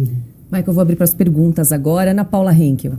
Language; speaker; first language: Portuguese; native; Portuguese